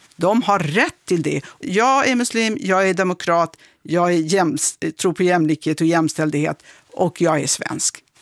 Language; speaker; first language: Swedish; early bilingual, other home language; Kurdish